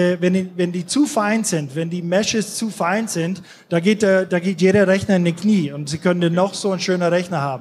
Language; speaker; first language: German; non-native, fluent; English